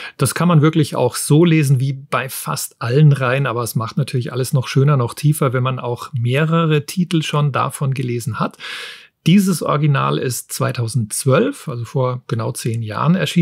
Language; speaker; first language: German; native; German